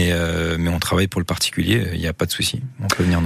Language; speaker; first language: French; native; French